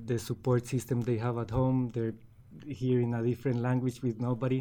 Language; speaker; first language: English; non-native, fluent; Spanish